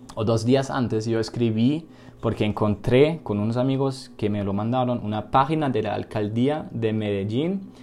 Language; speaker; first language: Spanish; non-native, fluent; German